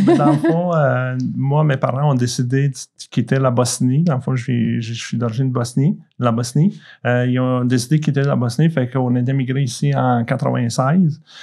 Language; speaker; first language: French; early bilingual, other home language; Bosnian